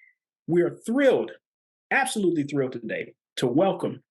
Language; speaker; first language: English; native; English